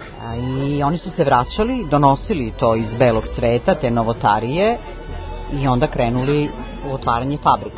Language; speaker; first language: Serbian; native; Serbian